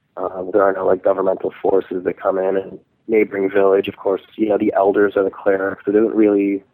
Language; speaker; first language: English; early bilingual, other home language; Hindi